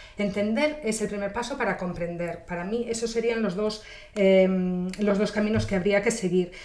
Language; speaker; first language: Spanish; native; Spanish